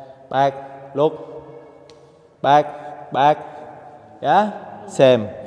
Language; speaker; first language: English; non-native, learner; Vietnamese